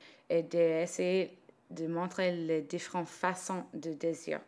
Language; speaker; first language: French; non-native, learner; English